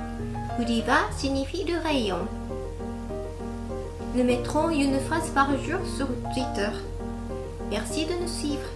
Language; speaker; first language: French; non-native, fluent; Japanese